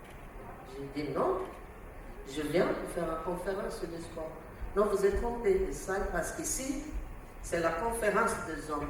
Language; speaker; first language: French; non-native, learner; Portuguese